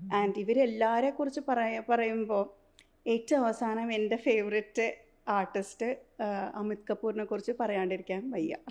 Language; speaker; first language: Malayalam; early bilingual, heritage; Malayalam